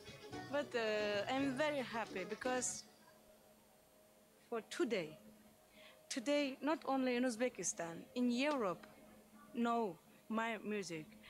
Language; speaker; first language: English; non-native, learner; Uzbek